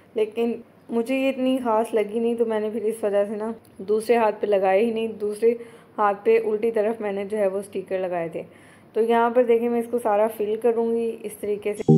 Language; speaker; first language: Urdu; native; Urdu